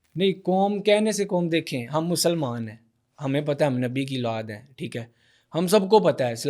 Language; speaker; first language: Urdu; non-native, local second language; Punjabi